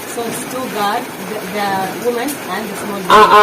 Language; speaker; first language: English; non-native, fluent; Arabic